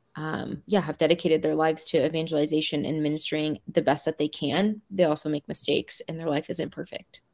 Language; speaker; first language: English; native; English